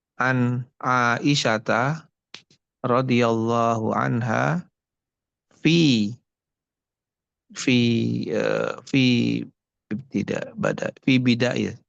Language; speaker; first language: Arabic; non-native, learner; Indonesian